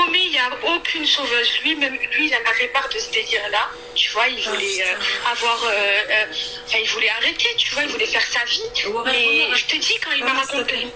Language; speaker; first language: French; early bilingual, other home language; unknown